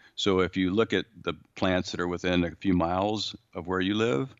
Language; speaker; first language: English; native; English